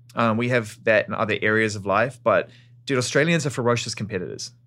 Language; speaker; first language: English; native; English